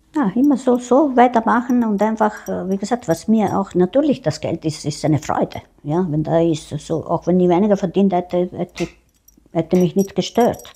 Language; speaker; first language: German; non-native, fluent; Italian